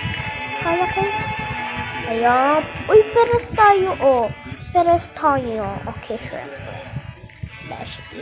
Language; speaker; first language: Filipino; non-native, local second language; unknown